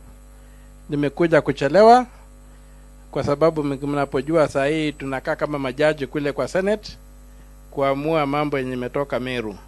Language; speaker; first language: Swahili; non-native, local second language; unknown